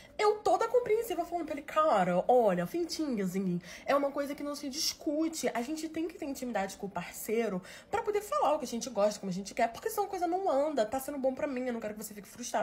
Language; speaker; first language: Portuguese; native; Portuguese